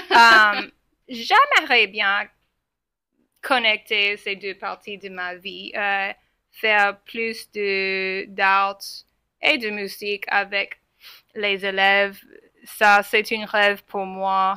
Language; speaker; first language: French; non-native, fluent; English